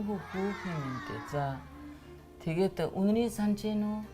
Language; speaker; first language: Mongolian; native; Mongolian